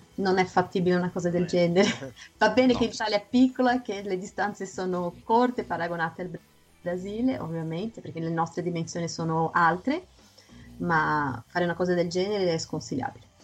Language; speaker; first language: Italian; non-native, fluent; Portuguese